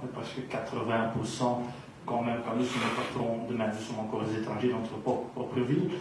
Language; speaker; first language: French; non-native, local second language; Dutch